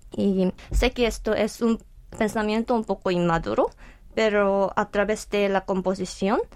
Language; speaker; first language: Spanish; non-native, fluent; Korean